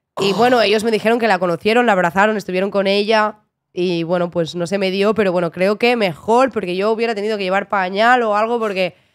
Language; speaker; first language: Spanish; native; Spanish